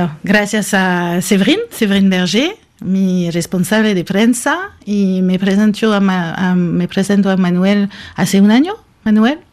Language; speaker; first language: Spanish; non-native, fluent; French